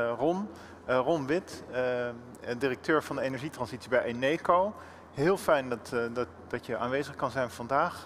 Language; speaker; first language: Dutch; native; Dutch